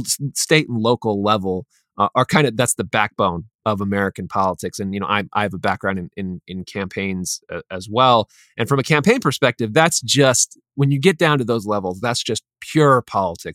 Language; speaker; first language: English; native; English